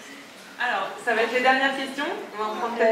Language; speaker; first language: French; native; French